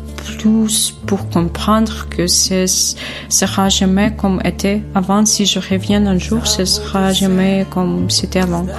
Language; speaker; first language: French; non-native, fluent; Ukrainian